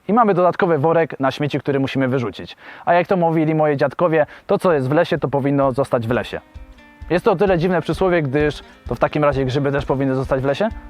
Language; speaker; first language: Polish; native; Polish